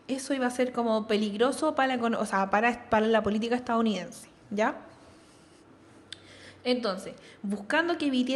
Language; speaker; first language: Spanish; native; Spanish